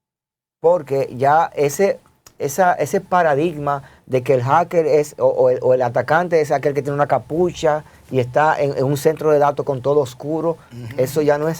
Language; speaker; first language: Spanish; native; Spanish